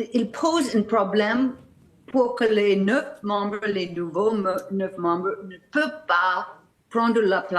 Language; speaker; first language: French; non-native, fluent; English